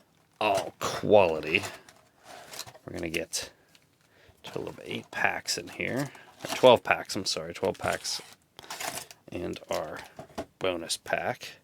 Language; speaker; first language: English; native; English